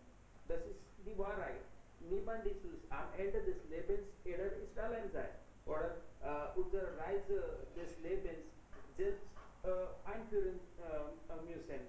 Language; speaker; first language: German; non-native, learner; Hindi